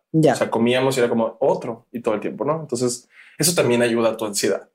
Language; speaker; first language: Spanish; native; Spanish